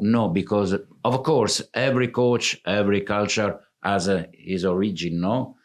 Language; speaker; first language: English; non-native, fluent; Italian